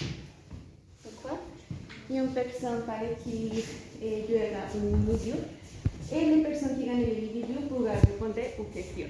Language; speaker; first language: French; non-native, learner; Spanish